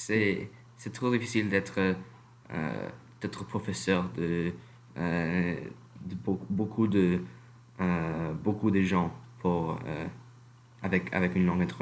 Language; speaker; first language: French; non-native, learner; English